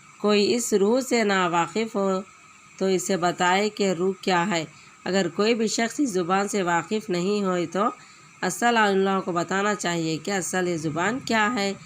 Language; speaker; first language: Urdu; native; Urdu